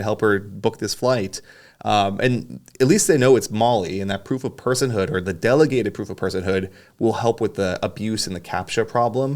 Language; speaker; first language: English; native; English